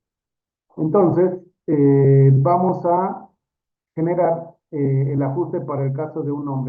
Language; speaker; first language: Spanish; native; Spanish